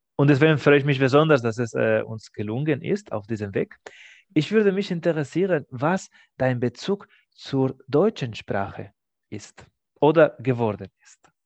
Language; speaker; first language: German; non-native, fluent; Spanish